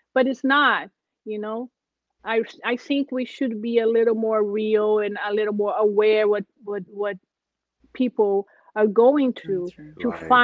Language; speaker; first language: English; non-native, fluent; Portuguese